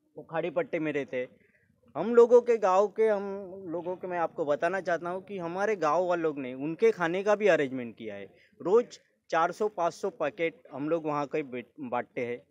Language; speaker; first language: Hindi; non-native, local second language; Marathi